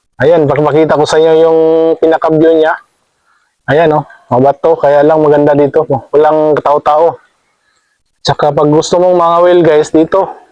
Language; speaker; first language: Filipino; non-native, local second language; Cebuano